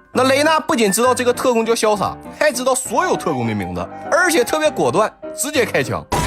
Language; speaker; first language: Chinese; native; Chinese